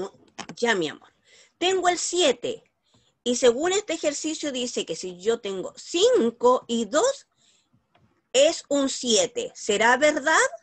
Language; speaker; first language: Spanish; native; Spanish